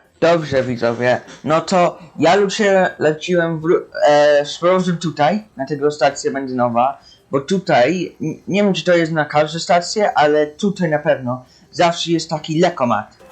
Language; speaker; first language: Polish; early bilingual, heritage; Polish